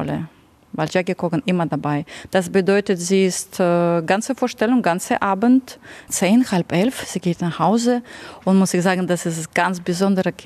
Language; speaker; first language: German; non-native, learner; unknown